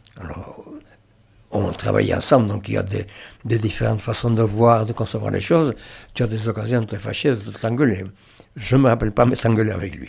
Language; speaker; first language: French; non-native, local second language; Basque